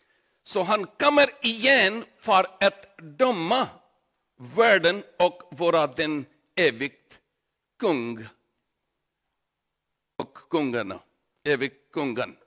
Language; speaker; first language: Swedish; non-native, learner; Urdu